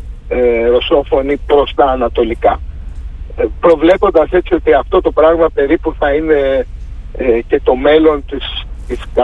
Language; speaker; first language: Greek; native; Greek